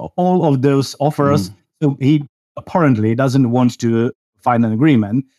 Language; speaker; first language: English; non-native, fluent; Czech